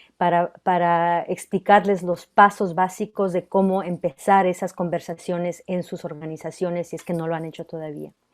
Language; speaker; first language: Spanish; early bilingual, heritage; Spanish